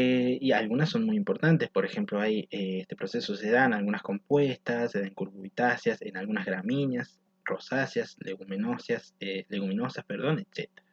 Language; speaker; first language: Spanish; native; Spanish